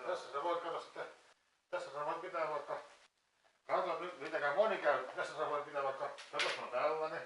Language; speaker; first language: Finnish; non-native, learner; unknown